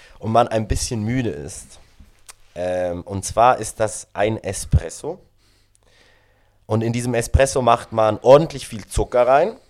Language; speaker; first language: German; non-native, local second language; Romansh